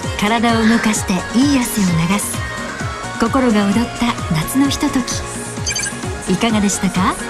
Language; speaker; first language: Japanese; native; Japanese